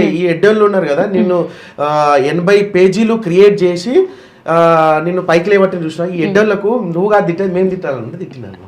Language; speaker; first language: Telugu; native; Telugu